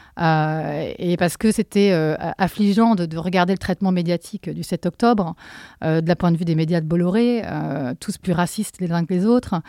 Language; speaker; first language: French; native; French